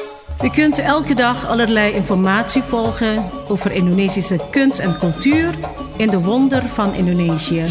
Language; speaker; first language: Dutch; non-native, fluent; Indonesian